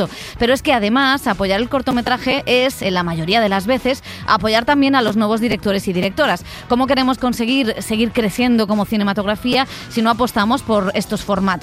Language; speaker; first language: Spanish; native; Spanish